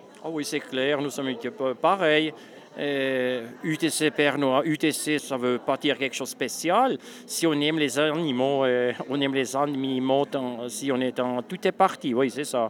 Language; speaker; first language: French; non-native, local second language; Swiss German